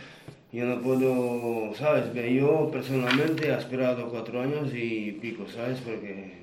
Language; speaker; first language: Spanish; non-native, fluent; Romanian